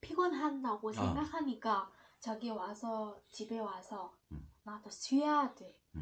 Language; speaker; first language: Korean; non-native, learner; Vietnamese